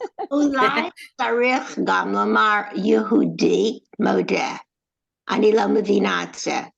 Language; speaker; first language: Hebrew; non-native, learner; English